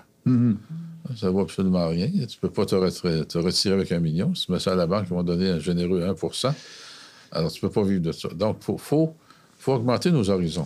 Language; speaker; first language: French; native; French